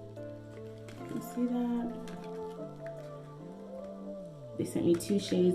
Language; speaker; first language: English; native; English